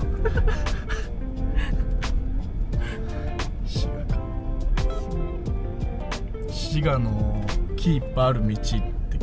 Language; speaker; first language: Japanese; native; Japanese